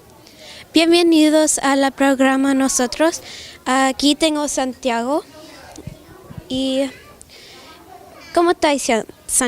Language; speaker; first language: Spanish; non-native, learner; English